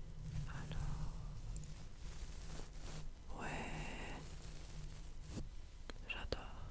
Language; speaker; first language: French; non-native, fluent; English